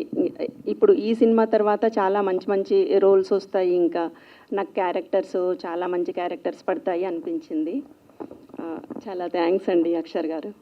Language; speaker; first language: Telugu; non-native, local second language; Kannada